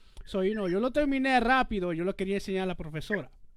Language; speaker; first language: Spanish; early bilingual, heritage; Spanish